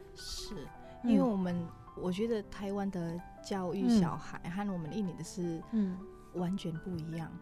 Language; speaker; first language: Chinese; non-native, fluent; Indonesian